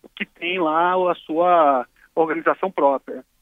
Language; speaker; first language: Portuguese; native; Portuguese